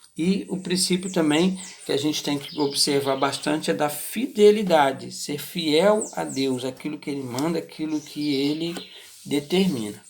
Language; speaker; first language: Portuguese; native; Portuguese